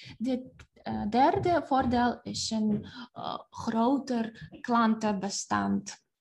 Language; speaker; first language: Dutch; non-native, fluent; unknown